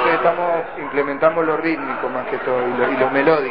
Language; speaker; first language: Spanish; native; Spanish